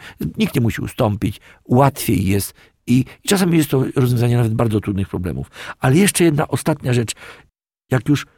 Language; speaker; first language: Polish; native; Polish